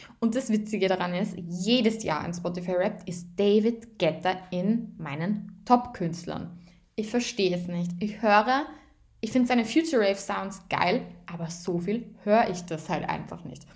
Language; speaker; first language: German; native; German